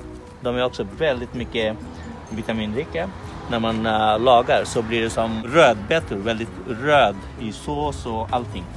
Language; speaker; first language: Swedish; non-native, fluent; Bangla